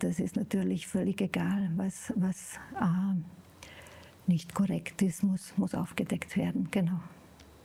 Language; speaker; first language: German; non-native, fluent; Hungarian